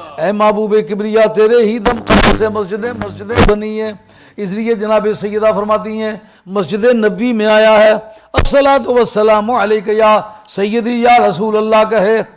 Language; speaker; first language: Urdu; non-native, local second language; Punjabi